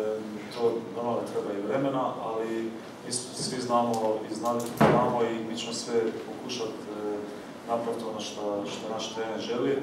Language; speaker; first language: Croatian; early bilingual, heritage; Croatian